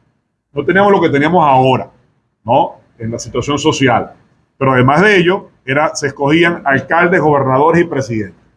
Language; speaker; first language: Spanish; native; Spanish